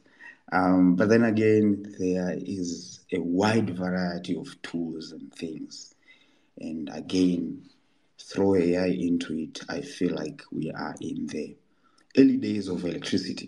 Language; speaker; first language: English; non-native, local second language; Swahili